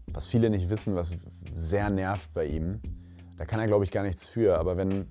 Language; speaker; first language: German; native; German